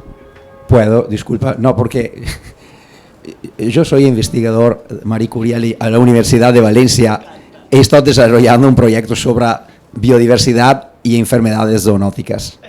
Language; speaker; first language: Spanish; non-native, learner; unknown